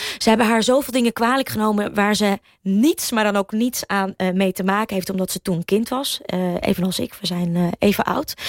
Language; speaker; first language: Dutch; early bilingual, other home language; Russian